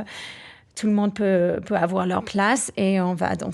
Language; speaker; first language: French; non-native, fluent; English